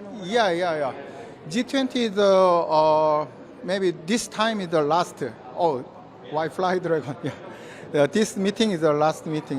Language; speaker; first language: English; non-native, learner; Korean